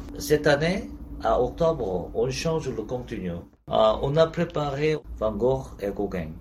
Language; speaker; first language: French; non-native, learner; Korean